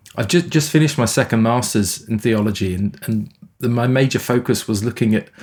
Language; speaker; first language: English; native; English